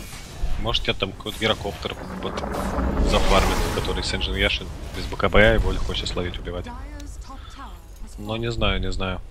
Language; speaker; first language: Russian; native; Russian